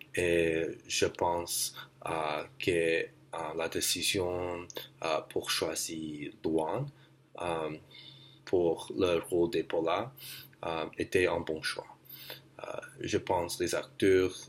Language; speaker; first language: French; non-native, learner; English